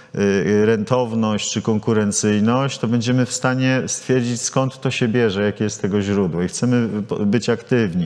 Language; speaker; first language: Polish; native; Polish